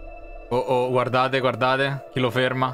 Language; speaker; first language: Italian; native; Italian